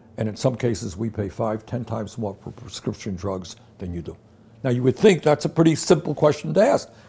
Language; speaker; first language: English; native; English